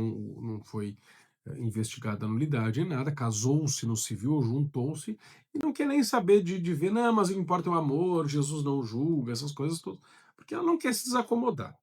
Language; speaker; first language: Portuguese; native; Portuguese